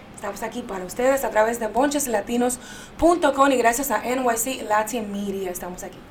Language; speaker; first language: Spanish; native; Spanish